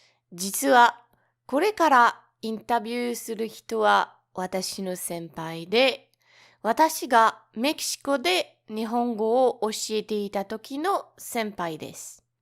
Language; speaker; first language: Japanese; non-native, learner; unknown